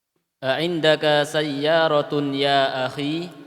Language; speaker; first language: Arabic; non-native, learner; Indonesian